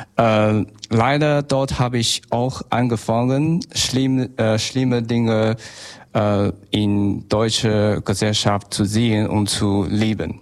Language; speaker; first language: German; non-native, learner; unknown